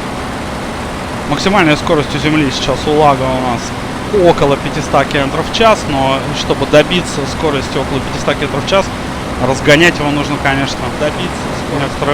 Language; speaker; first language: Russian; native; Russian